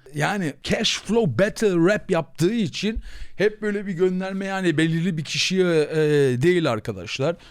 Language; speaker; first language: Turkish; native; Turkish